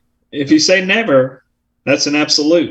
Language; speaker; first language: English; native; English